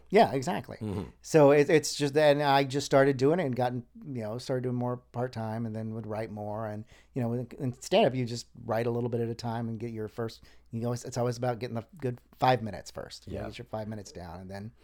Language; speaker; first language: English; native; English